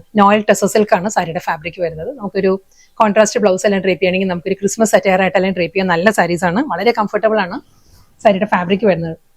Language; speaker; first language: Malayalam; native; Malayalam